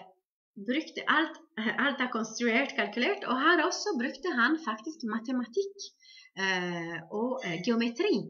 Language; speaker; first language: Norwegian; non-native, fluent; Italian